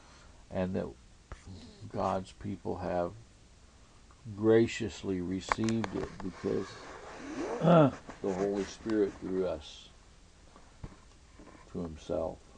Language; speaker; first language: English; native; English